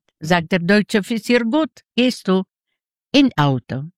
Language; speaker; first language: German; non-native, learner; Yiddish